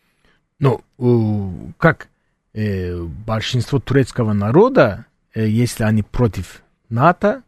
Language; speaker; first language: Russian; non-native, fluent; Turkish